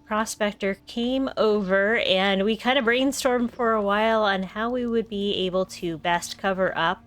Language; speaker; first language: English; native; English